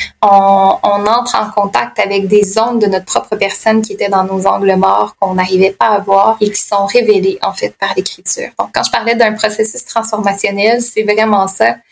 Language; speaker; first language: French; native; French